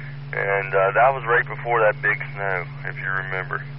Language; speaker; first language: English; native; English